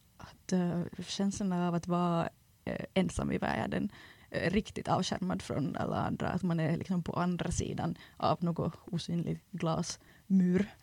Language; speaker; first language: Swedish; native; Swedish